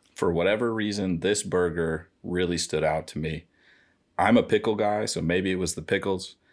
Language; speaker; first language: English; native; English